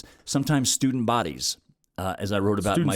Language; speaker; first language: English; native; English